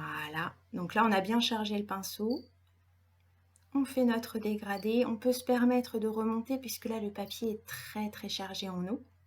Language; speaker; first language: French; native; French